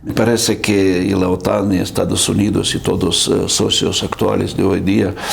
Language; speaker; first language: Spanish; non-native, fluent; Russian